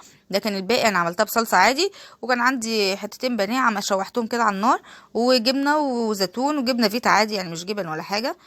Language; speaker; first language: Arabic; native; Arabic